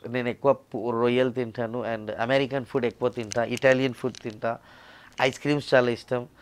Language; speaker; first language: Telugu; non-native, local second language; Urdu